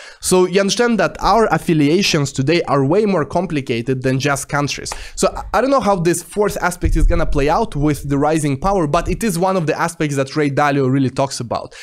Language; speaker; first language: English; non-native, fluent; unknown